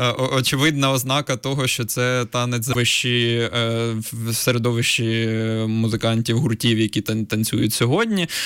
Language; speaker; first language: Ukrainian; native; Ukrainian